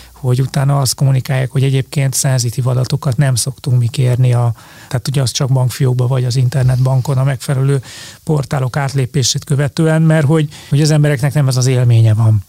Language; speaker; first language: Hungarian; native; Hungarian